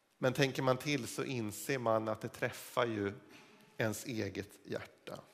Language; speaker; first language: Swedish; native; Swedish